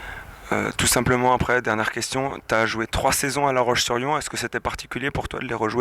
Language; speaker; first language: French; native; French